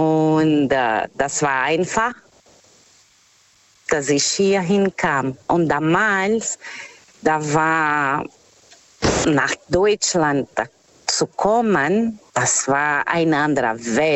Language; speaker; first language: German; non-native, fluent; Portuguese